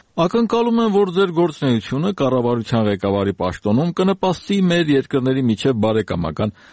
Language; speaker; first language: Armenian; native; Armenian